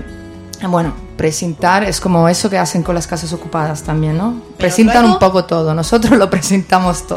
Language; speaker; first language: Spanish; native; Spanish